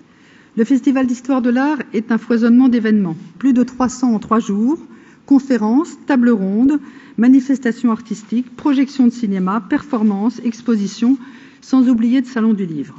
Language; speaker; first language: French; native; French